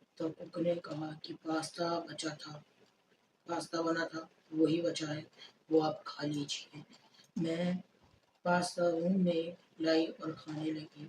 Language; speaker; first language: Urdu; native; Urdu